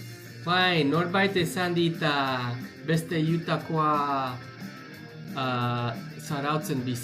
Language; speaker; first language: Basque; non-native, learner; English